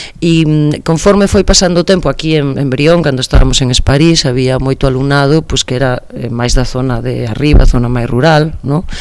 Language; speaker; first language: Galician; non-native, local second language; Spanish